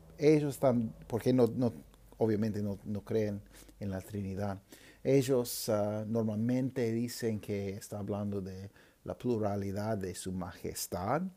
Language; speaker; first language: Spanish; non-native, fluent; English